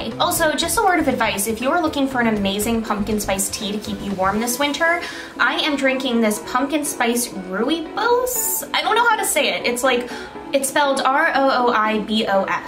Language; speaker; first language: English; native; English